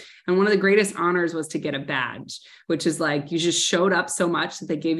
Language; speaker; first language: English; native; English